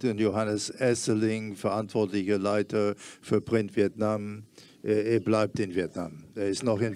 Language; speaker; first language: German; non-native, fluent; French